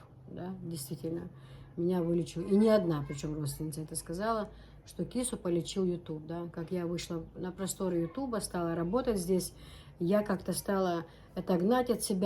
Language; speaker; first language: Russian; non-native, local second language; Chechen